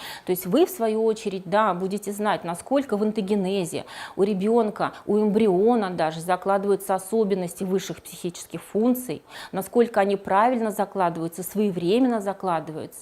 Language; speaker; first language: Russian; native; Russian